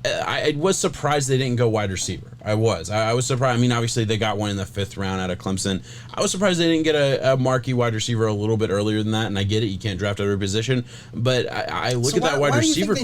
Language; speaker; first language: English; native; English